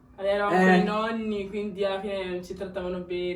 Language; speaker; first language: Italian; early bilingual, other home language; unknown